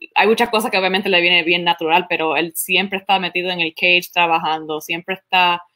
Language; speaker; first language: Spanish; early bilingual, heritage; Spanish